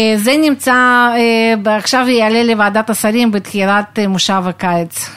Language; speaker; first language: Hebrew; non-native, fluent; Russian